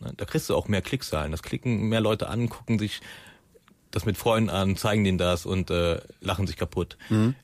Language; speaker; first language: German; early bilingual, other home language; Persian